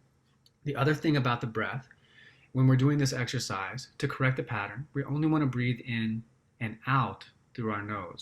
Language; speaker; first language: English; native; English